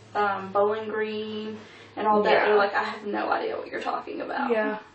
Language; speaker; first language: English; native; English